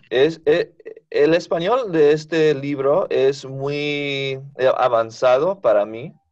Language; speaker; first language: Spanish; non-native, fluent; English